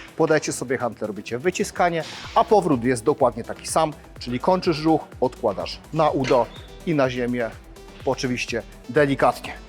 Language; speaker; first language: Polish; native; Polish